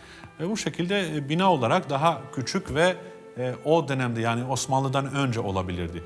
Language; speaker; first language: Turkish; non-native, fluent; Albanian